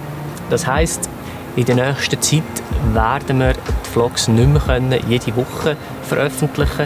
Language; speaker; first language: German; native; German